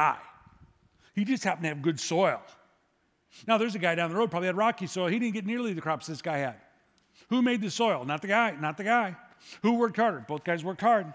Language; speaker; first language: English; native; English